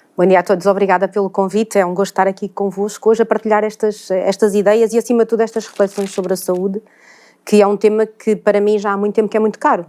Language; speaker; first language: Portuguese; native; Portuguese